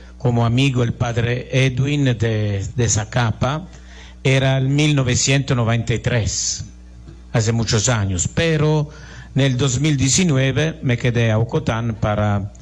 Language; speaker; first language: Spanish; non-native, fluent; Italian